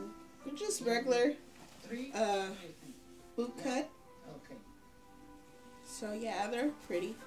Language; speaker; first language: English; native; English